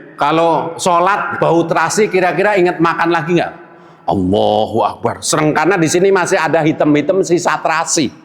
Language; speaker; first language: Indonesian; non-native, local second language; Javanese